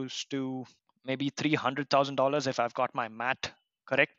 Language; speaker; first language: English; non-native, local second language; Kannada